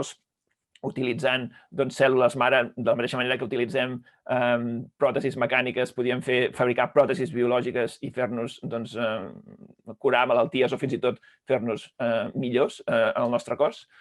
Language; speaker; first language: Catalan; native; Catalan